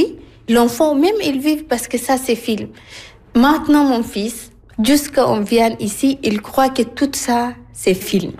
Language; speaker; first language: French; non-native, learner; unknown